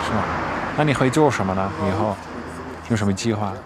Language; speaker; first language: Chinese; non-native, fluent; Dutch